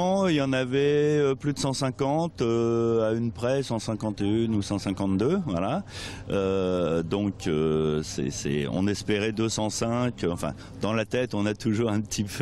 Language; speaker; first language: French; native; French